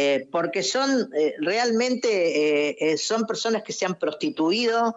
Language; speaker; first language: Spanish; native; Spanish